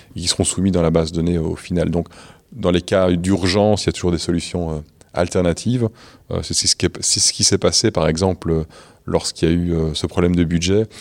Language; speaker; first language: French; native; French